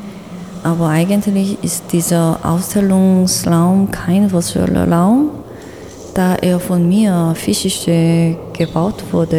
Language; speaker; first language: German; non-native, learner; Korean